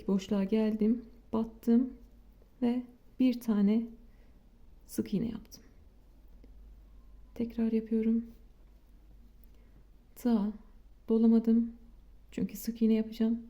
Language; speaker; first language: Turkish; native; Turkish